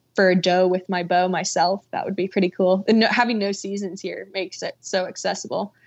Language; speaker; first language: English; native; English